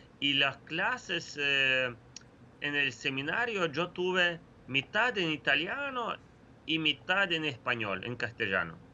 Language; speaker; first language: Spanish; non-native, fluent; Ukrainian